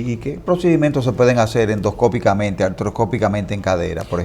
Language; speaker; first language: Spanish; native; Spanish